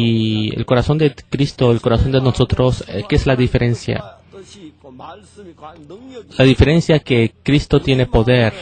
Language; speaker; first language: Spanish; non-native, fluent; Korean